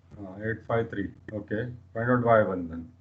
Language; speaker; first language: English; non-native, local second language; Hindi